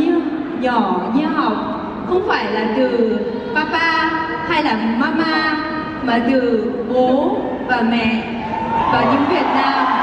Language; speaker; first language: Vietnamese; early bilingual, heritage; Vietnamese